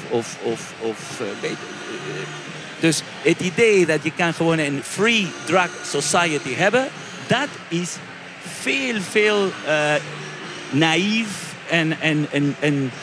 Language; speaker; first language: Dutch; non-native, fluent; Spanish